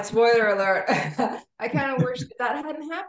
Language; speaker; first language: English; native; English